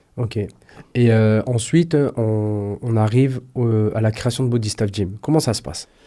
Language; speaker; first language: French; native; French